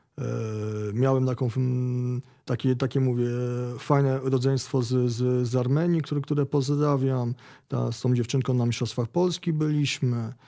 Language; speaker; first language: Polish; native; Polish